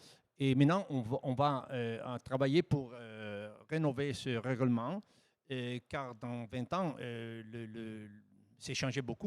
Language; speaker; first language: French; non-native, fluent; Italian